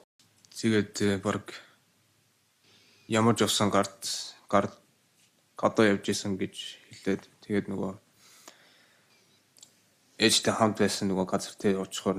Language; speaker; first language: Mongolian; early bilingual, heritage; Mongolian